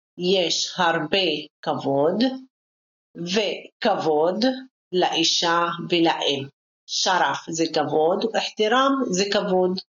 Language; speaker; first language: Hebrew; non-native, local second language; Arabic